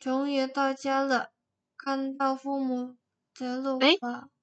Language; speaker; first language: Chinese; non-native, learner; Indonesian